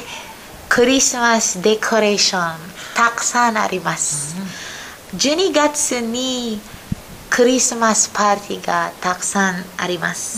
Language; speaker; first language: Japanese; non-native, learner; Filipino